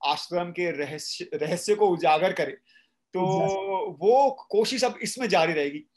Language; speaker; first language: Hindi; native; Hindi